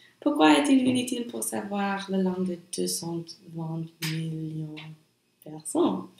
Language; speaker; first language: French; non-native, learner; English